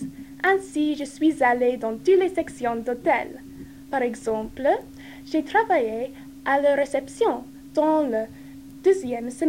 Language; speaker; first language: French; non-native, learner; English